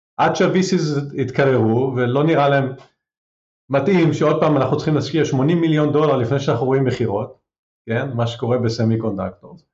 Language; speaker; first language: Hebrew; native; Hebrew